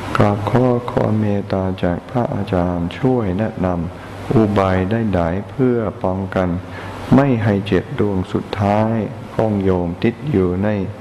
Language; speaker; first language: Thai; non-native, fluent; English